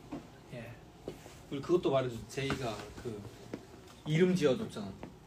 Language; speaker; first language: Korean; native; Korean